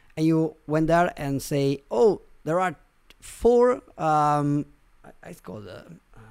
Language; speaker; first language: English; non-native, fluent; Italian